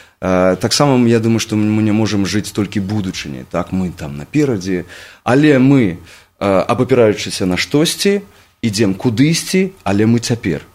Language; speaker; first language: Belarusian; non-native, local second language; Russian